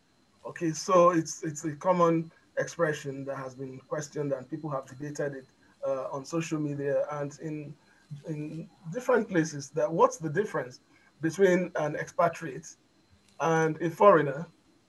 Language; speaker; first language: English; non-native, local second language; Igbo